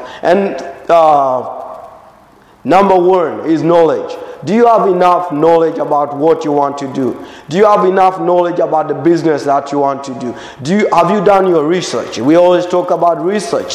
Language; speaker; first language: English; non-native, local second language; Swahili